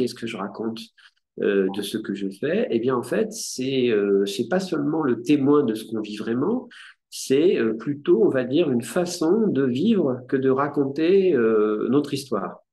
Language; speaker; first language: French; native; French